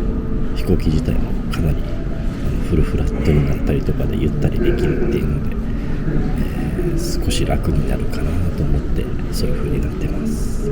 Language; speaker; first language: Japanese; native; Japanese